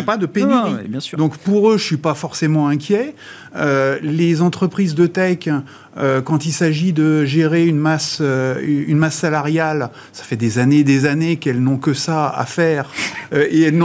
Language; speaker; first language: French; native; French